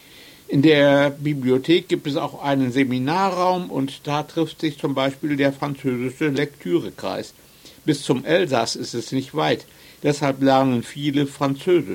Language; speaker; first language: German; native; German